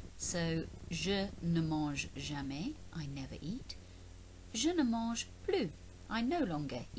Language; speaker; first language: French; non-native, fluent; English